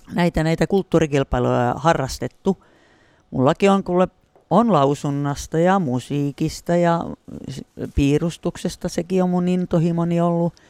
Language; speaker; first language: Finnish; native; Finnish